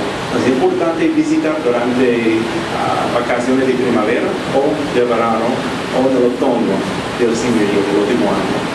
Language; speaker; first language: Spanish; non-native, fluent; English